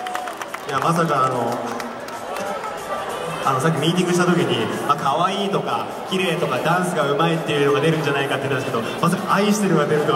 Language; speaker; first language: Japanese; native; Japanese